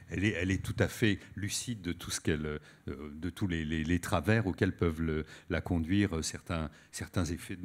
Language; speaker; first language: French; native; French